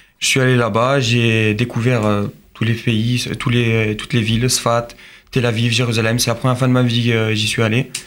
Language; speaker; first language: French; native; French